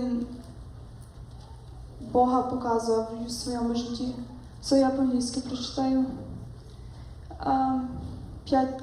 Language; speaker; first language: Ukrainian; early bilingual, heritage; Ukrainian